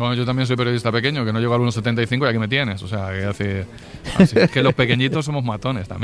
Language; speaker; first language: Spanish; native; Spanish